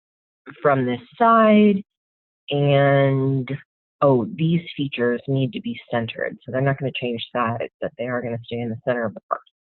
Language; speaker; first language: English; native; English